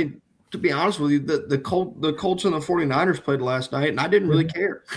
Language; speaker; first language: English; native; English